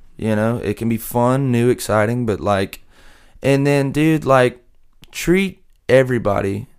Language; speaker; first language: English; native; English